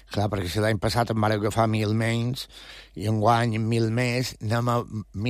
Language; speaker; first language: Catalan; native; Catalan